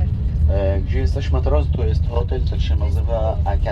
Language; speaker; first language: Polish; non-native, learner; Arabic